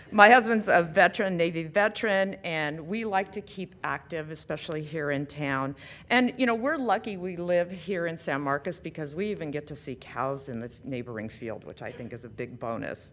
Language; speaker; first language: English; native; English